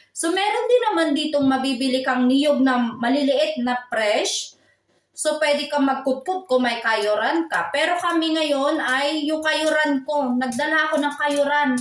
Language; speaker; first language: Filipino; native; Filipino